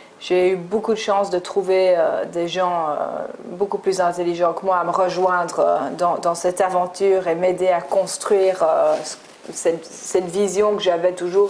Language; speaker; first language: French; early bilingual, other home language; English